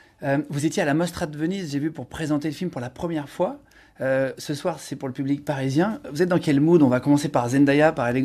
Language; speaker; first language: French; native; French